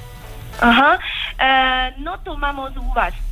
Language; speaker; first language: Spanish; non-native, fluent; Chinese